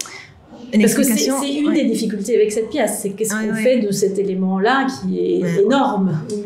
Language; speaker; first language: French; native; French